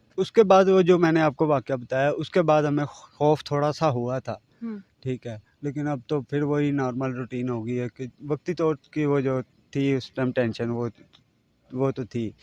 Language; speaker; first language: Urdu; non-native, local second language; Punjabi